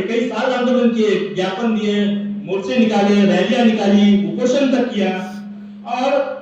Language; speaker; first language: Hindi; non-native, local second language; Marathi